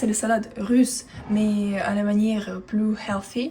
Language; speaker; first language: French; non-native, fluent; Russian